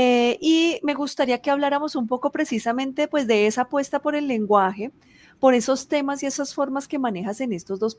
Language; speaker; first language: Spanish; native; Spanish